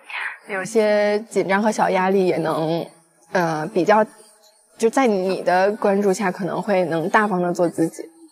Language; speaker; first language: Chinese; native; Chinese